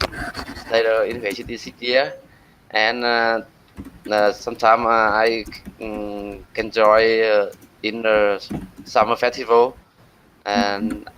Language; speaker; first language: English; non-native, learner; Vietnamese